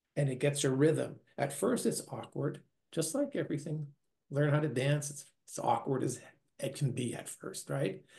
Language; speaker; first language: English; native; English